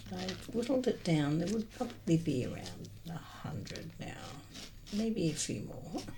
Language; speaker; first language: English; native; English